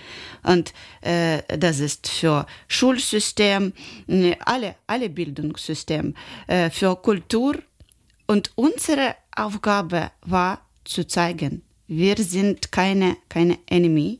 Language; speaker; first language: German; non-native, learner; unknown